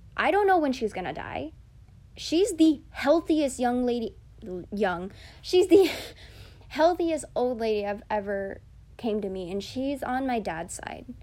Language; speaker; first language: English; early bilingual, other home language; Filipino